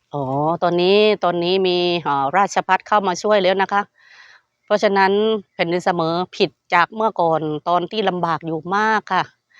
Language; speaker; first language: Thai; native; Thai